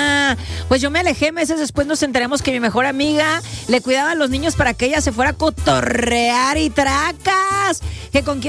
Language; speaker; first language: Spanish; native; Spanish